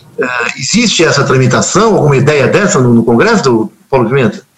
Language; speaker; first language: Portuguese; native; Portuguese